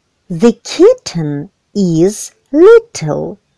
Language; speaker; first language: English; non-native, fluent; Ukrainian